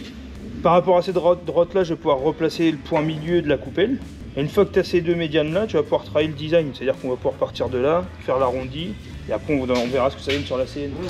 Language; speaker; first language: French; native; French